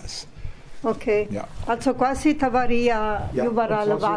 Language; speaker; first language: German; non-native, learner; Italian